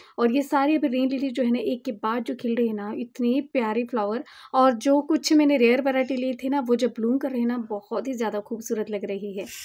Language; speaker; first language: Hindi; non-native, local second language; Marathi